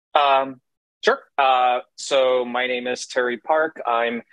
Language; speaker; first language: English; native; English